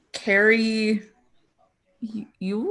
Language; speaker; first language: English; native; English